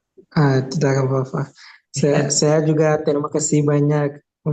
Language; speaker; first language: Indonesian; non-native, learner; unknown